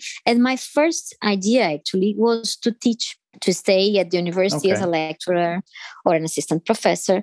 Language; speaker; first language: English; non-native, fluent; Portuguese